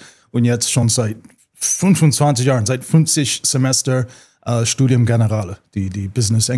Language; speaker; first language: German; non-native, fluent; English